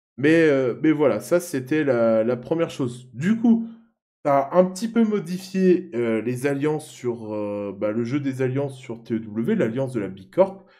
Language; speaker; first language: French; native; French